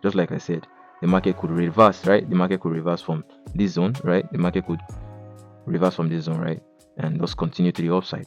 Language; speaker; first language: English; native; English